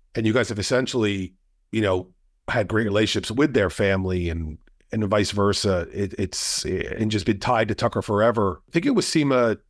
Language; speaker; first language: English; native; English